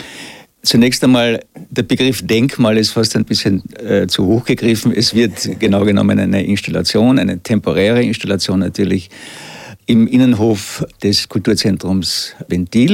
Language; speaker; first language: German; native; German